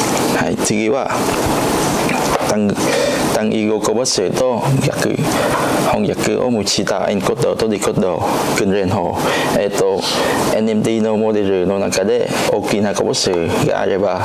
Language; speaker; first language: Japanese; non-native, learner; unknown